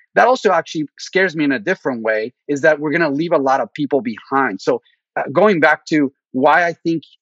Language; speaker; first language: English; early bilingual, other home language; Spanish